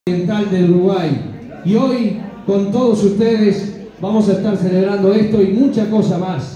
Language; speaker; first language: Spanish; native; Spanish